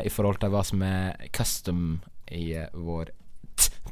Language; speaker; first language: Norwegian; native; Norwegian